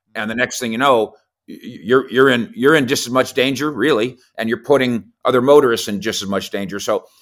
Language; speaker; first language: English; native; English